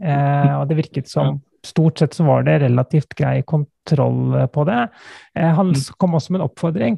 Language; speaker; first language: Norwegian; native; Norwegian